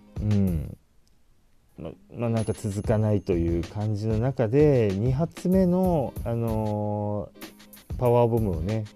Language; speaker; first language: Japanese; native; Japanese